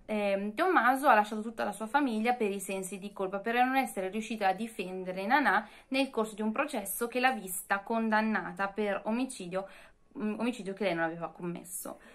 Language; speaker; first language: Italian; native; Italian